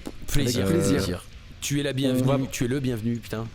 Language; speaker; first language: French; native; French